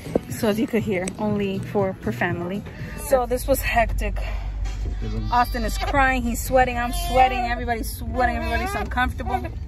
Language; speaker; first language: English; early bilingual, other home language; Spanish